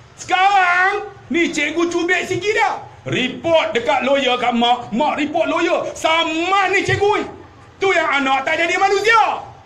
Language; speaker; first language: Malay; native; Malay